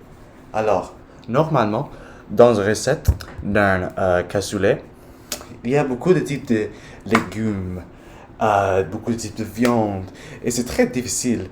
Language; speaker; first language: French; non-native, learner; English